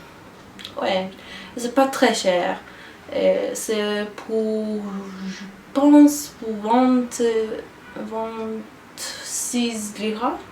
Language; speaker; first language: French; non-native, learner; Turkish